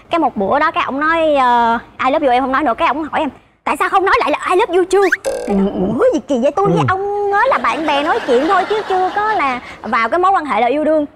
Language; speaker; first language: Vietnamese; native; Vietnamese